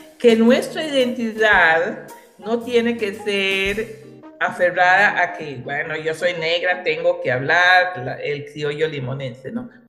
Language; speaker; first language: Spanish; non-native, local second language; Jamaican Creole English